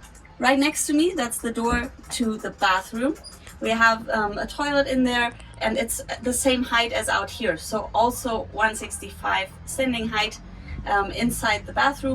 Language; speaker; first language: English; non-native, fluent; German